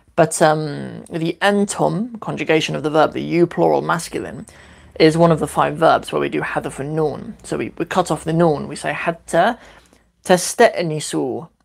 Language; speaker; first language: English; native; English